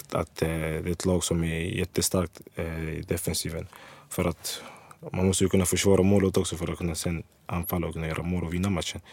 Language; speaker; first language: Swedish; early bilingual, other home language; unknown